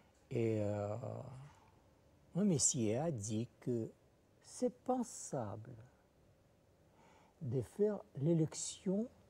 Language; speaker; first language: French; non-native, fluent; Russian